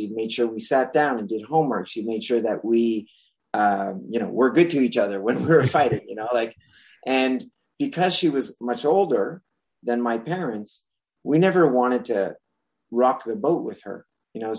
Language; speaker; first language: English; non-native, fluent; French